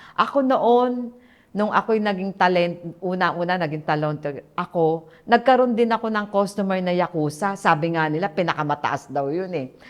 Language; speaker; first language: Filipino; native; Filipino